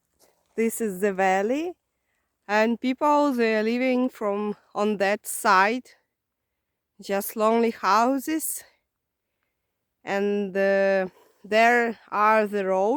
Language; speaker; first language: English; non-native, fluent; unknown